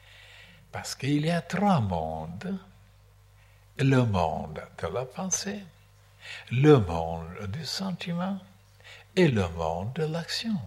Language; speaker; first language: French; non-native, fluent; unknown